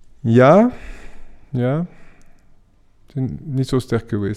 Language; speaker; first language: Dutch; non-native, fluent; French